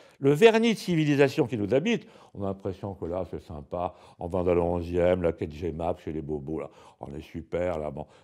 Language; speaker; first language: French; native; French